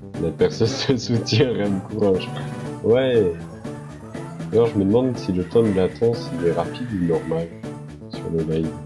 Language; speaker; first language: French; native; French